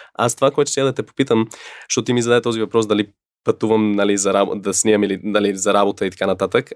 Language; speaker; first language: Bulgarian; early bilingual, other home language; English